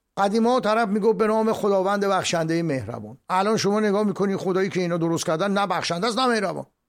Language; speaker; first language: Persian; native; Persian